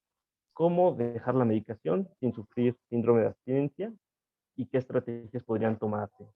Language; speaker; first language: Spanish; native; Spanish